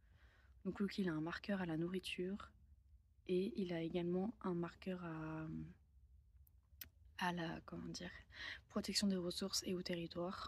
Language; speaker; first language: French; native; French